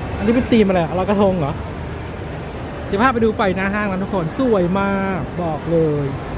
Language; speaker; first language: Thai; native; Thai